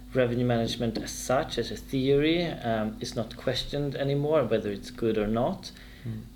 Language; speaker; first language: English; non-native, fluent; Swedish